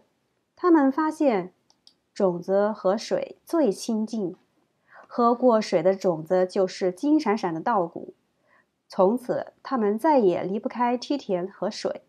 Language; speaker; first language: Chinese; native; Chinese